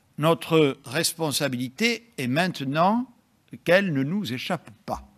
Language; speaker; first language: French; native; French